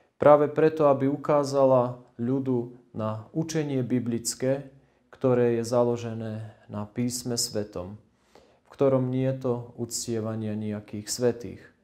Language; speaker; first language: Slovak; native; Slovak